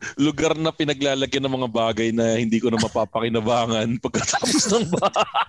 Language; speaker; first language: Filipino; native; Filipino